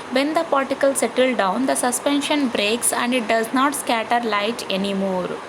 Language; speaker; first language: English; non-native, local second language; Telugu